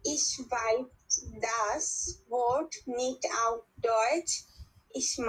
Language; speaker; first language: German; non-native, learner; Bangla